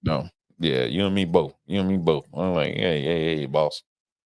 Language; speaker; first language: English; native; English